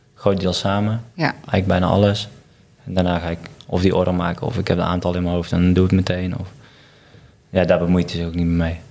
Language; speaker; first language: Dutch; native; Dutch